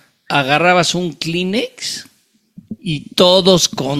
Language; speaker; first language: Spanish; native; Spanish